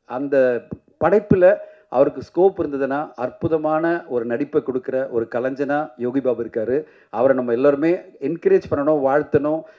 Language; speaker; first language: Tamil; native; Tamil